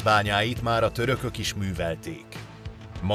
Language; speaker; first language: Hungarian; native; Hungarian